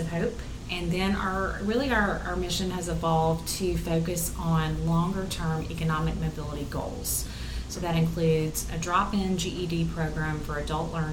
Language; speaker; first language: English; native; English